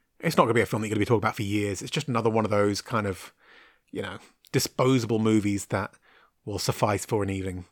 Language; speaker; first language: English; native; English